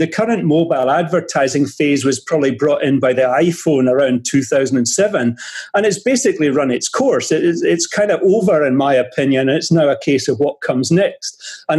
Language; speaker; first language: English; native; English